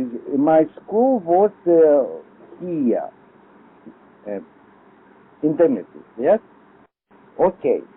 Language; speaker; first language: English; non-native, learner; Lithuanian